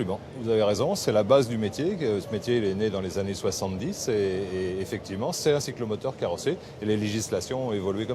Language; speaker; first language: French; native; French